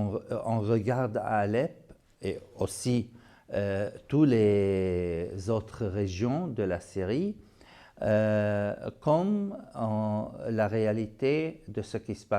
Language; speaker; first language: French; non-native, fluent; Arabic